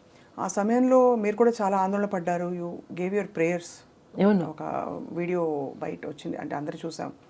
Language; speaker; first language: Telugu; native; Telugu